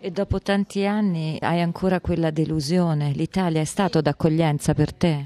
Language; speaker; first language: Italian; native; Italian